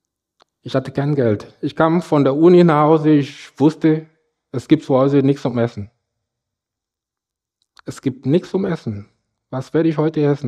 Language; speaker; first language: German; non-native, fluent; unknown